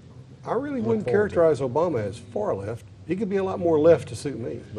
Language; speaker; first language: English; native; English